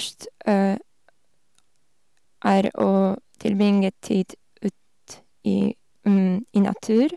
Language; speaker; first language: Norwegian; non-native, learner; Polish